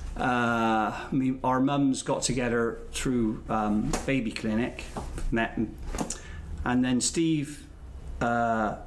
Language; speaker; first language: English; native; English